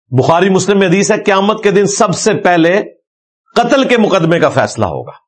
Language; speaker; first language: Urdu; non-native, local second language; Punjabi